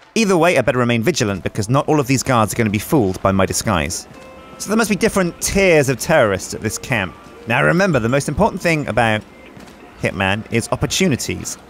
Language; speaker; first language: English; native; English